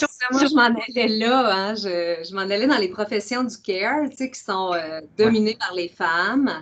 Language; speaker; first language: French; native; French